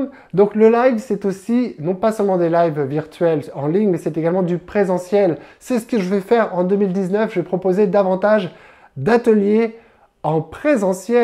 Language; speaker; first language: French; native; French